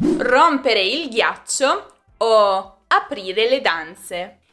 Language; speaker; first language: Italian; native; Italian